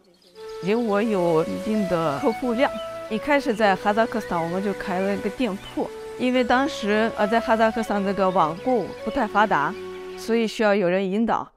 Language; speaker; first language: Chinese; non-native, fluent; Russian